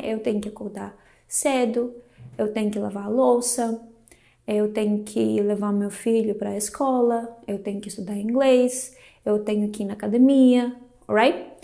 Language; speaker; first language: Portuguese; non-native, fluent; Greek